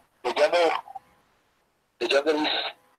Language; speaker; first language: English; non-native, learner; Spanish